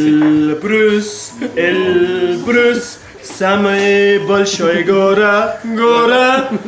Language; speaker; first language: Russian; non-native, learner; English